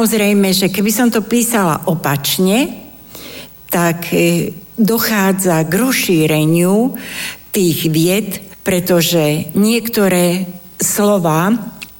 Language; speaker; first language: Slovak; non-native, local second language; Romany